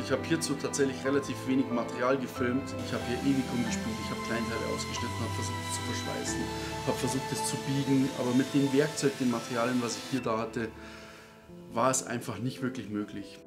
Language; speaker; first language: German; native; German